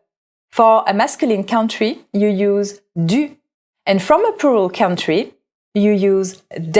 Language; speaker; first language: French; native; French